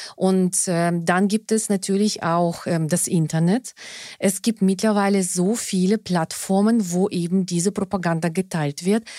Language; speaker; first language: German; non-native, fluent; Russian